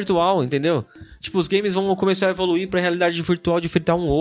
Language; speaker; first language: Portuguese; native; Portuguese